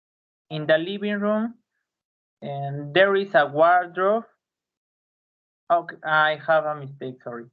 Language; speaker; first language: English; non-native, learner; Spanish